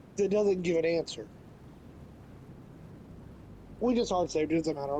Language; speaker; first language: English; native; English